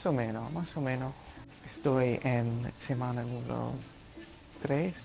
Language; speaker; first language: Spanish; non-native, learner; English